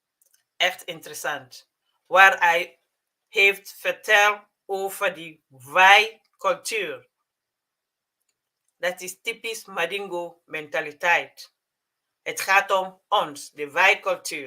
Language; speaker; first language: Dutch; non-native, fluent; Mandingo